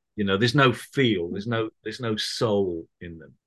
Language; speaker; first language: English; native; English